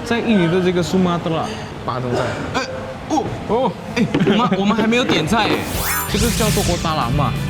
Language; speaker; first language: Chinese; non-native, fluent; Javanese